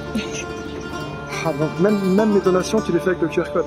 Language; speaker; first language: French; native; French